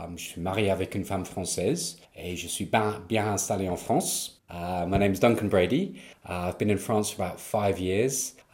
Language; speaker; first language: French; non-native, fluent; English